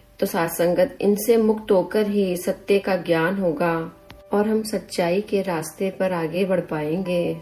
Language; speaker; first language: Hindi; native; Hindi